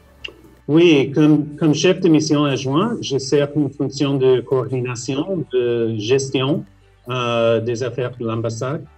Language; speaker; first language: French; non-native, fluent; English